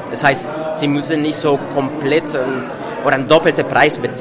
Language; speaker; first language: German; non-native, fluent; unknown